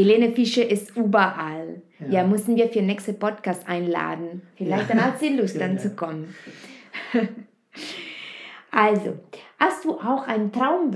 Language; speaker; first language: German; non-native, fluent; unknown